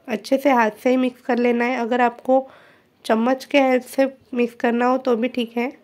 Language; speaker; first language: Hindi; non-native, local second language; Marathi